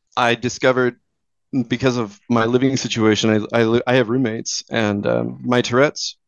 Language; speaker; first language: English; native; English